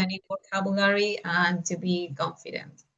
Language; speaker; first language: English; non-native, learner; Spanish